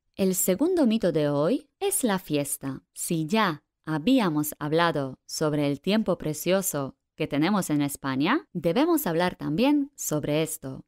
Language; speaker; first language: Spanish; non-native, fluent; Polish